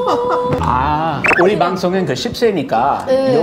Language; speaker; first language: Korean; non-native, fluent; English